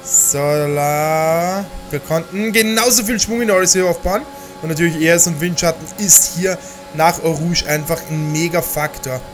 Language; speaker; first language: German; native; German